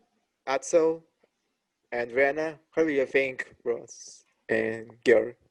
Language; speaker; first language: English; non-native, learner; Spanish